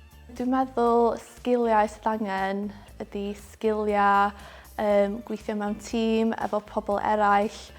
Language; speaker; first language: Welsh; non-native, local second language; English